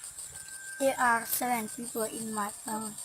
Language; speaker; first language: English; non-native, learner; Hmong